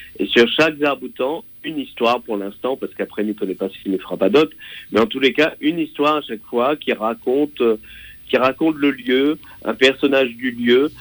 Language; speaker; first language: French; non-native, local second language; Réunion Creole French